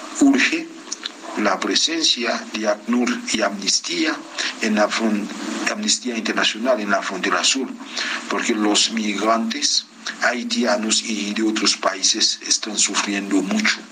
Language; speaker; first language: Spanish; non-native, fluent; Haitian Creole